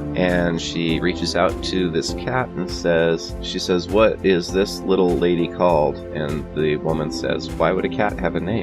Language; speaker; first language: English; native; English